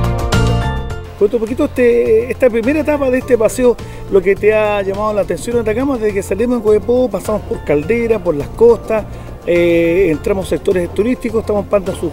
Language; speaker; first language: Spanish; native; Spanish